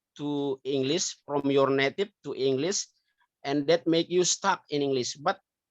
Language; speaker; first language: English; non-native, learner; Indonesian